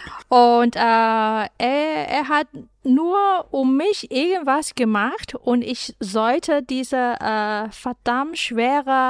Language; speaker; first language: German; non-native, fluent; Chinese